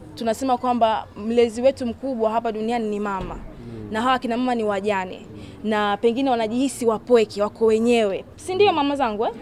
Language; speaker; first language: Swahili; native; Swahili